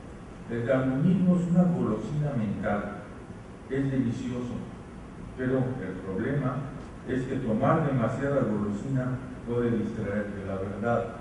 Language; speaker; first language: Spanish; native; Spanish